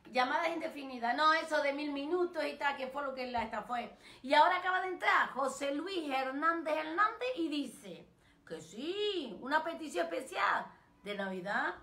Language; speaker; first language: Spanish; native; Spanish